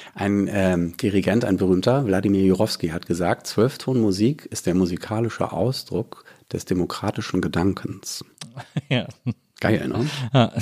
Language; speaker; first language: German; native; German